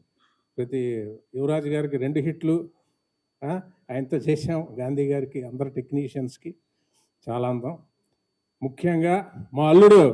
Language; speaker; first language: Telugu; native; Telugu